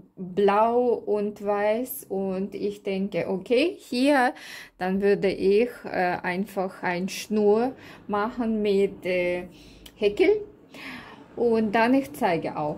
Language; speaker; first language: German; non-native, learner; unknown